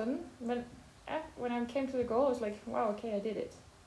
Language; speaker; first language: English; non-native, fluent; German